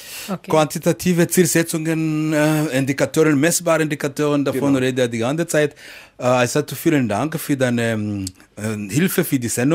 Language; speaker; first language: German; non-native, fluent; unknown